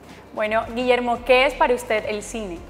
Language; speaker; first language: Spanish; native; Spanish